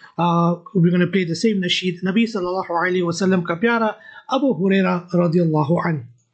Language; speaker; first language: English; native; English